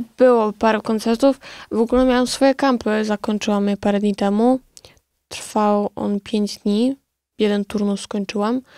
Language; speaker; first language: Polish; early bilingual, other home language; Romany